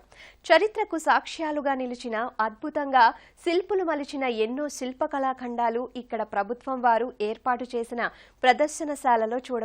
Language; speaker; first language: Telugu; native; Telugu